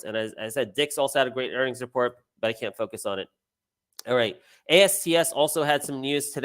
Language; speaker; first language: English; native; English